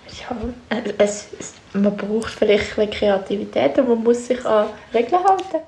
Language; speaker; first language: German; native; German